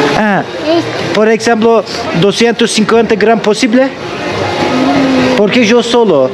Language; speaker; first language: Spanish; non-native, learner; Turkish